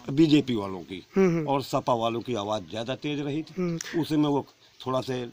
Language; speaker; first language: Hindi; native; Hindi